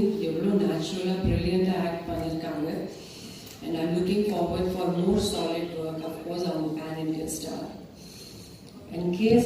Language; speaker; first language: Tamil; non-native, fluent; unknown